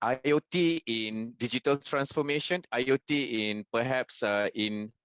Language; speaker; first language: English; non-native, local second language; Malay